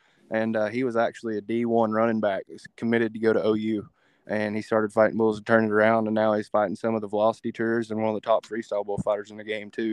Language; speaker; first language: English; native; English